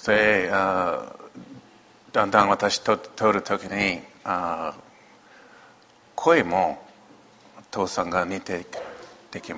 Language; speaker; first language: Japanese; non-native, local second language; English